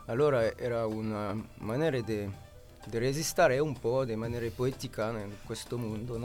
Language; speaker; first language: Italian; non-native, learner; French